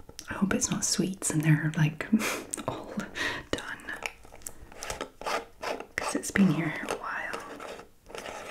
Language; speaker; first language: English; native; English